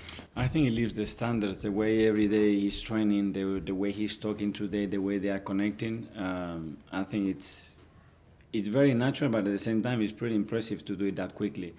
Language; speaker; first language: English; non-native, fluent; Spanish